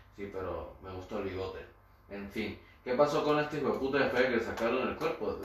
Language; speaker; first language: Spanish; native; Spanish